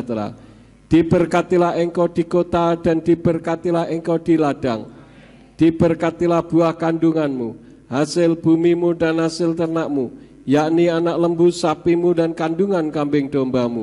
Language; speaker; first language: Indonesian; native; Indonesian